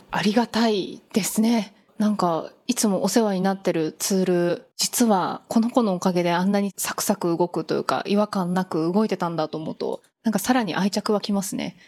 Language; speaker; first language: Japanese; native; Japanese